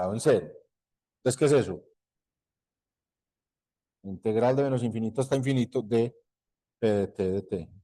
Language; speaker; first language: Spanish; native; Spanish